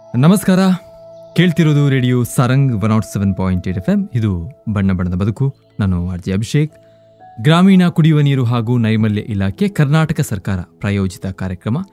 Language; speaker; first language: Kannada; native; Kannada